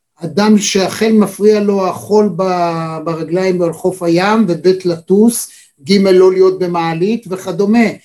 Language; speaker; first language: Hebrew; native; Hebrew